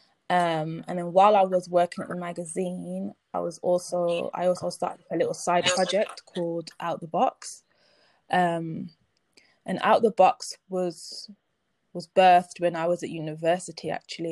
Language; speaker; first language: English; native; English